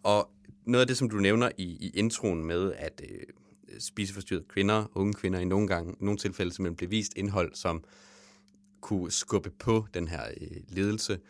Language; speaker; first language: Danish; native; Danish